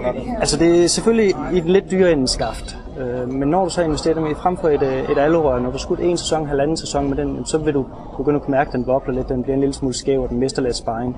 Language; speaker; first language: Danish; native; Danish